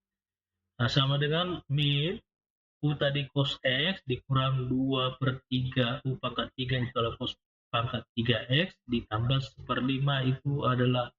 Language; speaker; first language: Indonesian; native; Indonesian